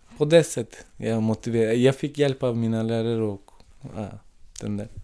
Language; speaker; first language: Swedish; non-native, fluent; Turkish